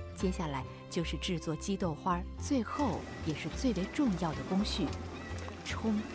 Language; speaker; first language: Chinese; native; Chinese